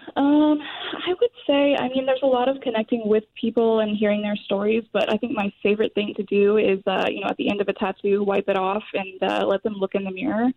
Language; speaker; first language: English; native; English